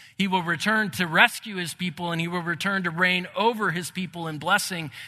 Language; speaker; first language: English; native; English